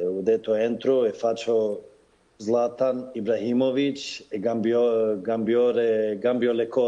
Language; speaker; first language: Italian; non-native, fluent; Swedish